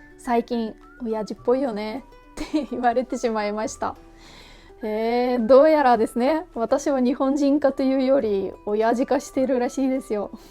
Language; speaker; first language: Japanese; non-native, fluent; Russian